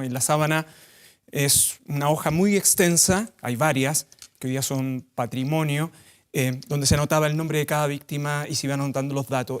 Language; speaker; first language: Spanish; native; Spanish